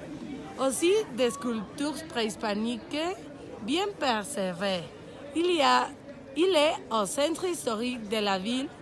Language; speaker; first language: French; non-native, learner; Spanish